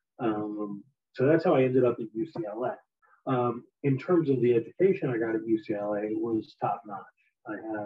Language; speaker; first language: English; native; English